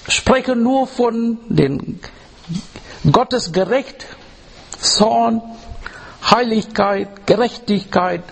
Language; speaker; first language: German; non-native, learner; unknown